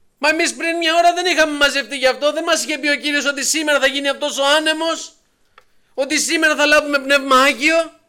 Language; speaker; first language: Greek; native; Greek